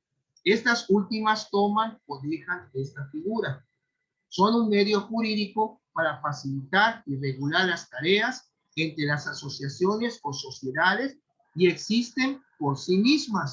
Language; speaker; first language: Spanish; native; Spanish